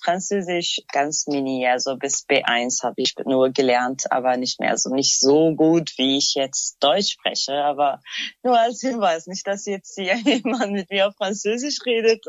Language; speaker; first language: German; non-native, fluent; Kurdish